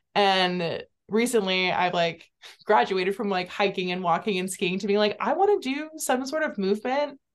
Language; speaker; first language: English; native; English